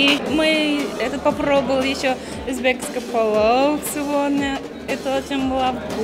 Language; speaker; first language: Russian; non-native, learner; Turkmen